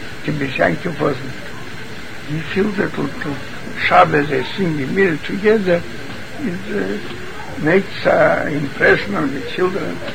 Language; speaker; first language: English; non-native, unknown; Yiddish